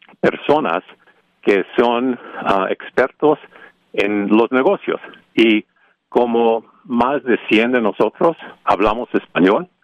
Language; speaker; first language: Spanish; early bilingual, heritage; Spanish